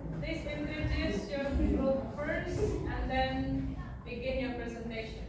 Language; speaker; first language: English; non-native, fluent; Indonesian